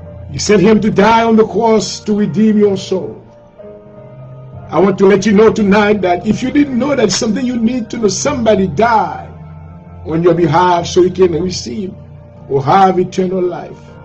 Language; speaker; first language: English; non-native, fluent; Haitian Creole